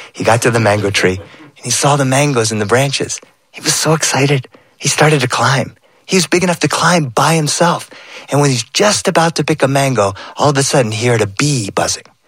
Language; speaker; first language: English; early bilingual, other home language; Spanish